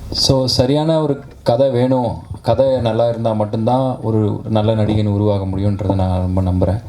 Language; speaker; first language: Tamil; native; Tamil